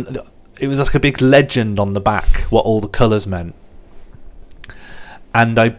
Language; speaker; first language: English; native; English